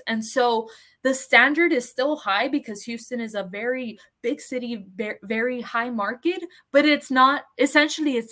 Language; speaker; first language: English; early bilingual, other home language; Spanish